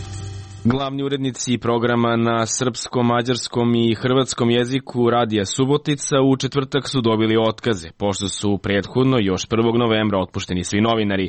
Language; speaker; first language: Serbian; native; Serbian